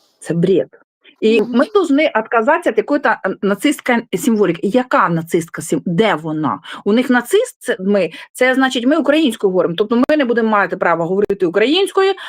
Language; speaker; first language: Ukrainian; non-native, local second language; Russian